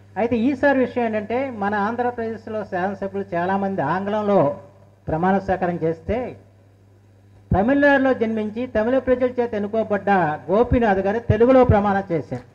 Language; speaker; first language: Telugu; native; Telugu